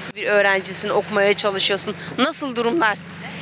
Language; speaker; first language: Turkish; native; Turkish